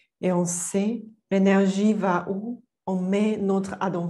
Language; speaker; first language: French; non-native, fluent; Chinese